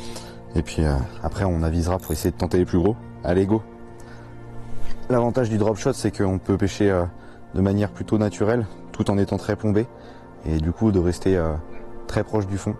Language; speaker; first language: French; native; French